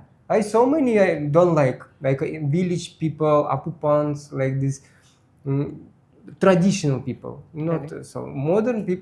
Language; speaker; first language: English; non-native, learner; Russian